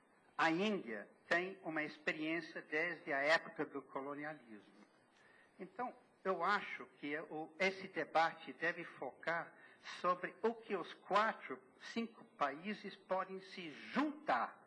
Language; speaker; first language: Portuguese; non-native, fluent; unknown